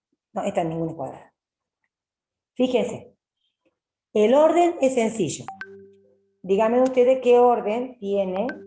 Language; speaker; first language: Spanish; native; Spanish